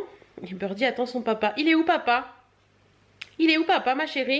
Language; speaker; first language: French; native; French